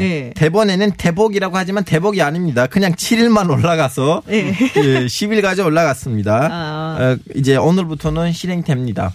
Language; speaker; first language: Korean; non-native, fluent; Turkish